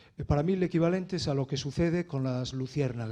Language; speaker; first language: Spanish; non-native, local second language; Galician